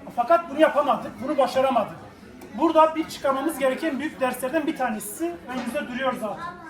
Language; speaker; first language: Turkish; non-native, local second language; Kurdish